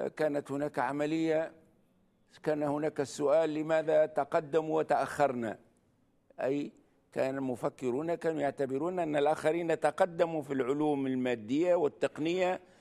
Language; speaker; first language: Arabic; native; Arabic